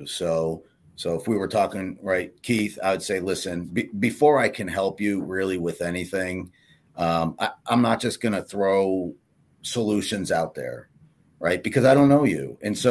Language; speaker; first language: English; native; English